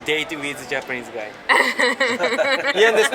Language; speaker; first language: English; non-native, learner; Japanese